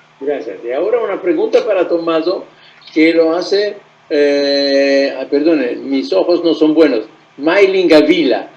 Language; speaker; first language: Spanish; non-native, fluent; Italian